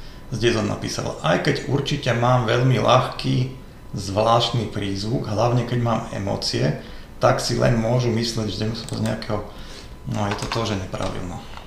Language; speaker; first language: Russian; non-native, learner; Slovak